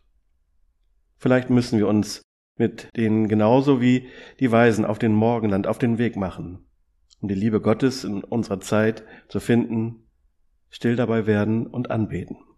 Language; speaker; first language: German; native; German